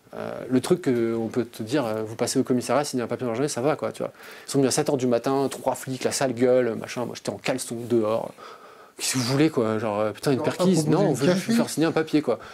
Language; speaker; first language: French; native; French